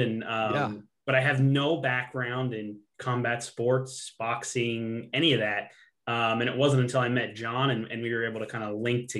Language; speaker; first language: English; native; English